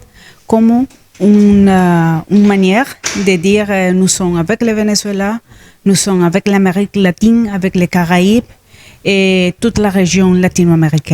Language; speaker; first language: French; non-native, fluent; Spanish